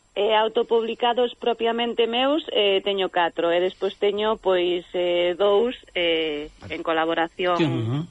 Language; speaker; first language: Galician; native; Galician